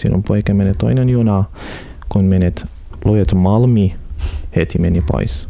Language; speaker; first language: Finnish; non-native, learner; Arabic